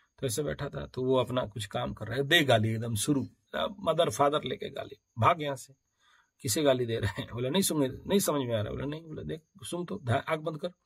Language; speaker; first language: Hindi; native; Hindi